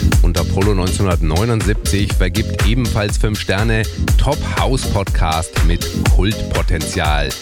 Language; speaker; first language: German; native; German